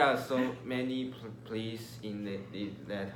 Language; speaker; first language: English; non-native, learner; Chinese